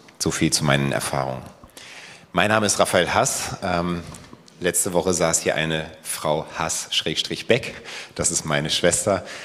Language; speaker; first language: German; native; German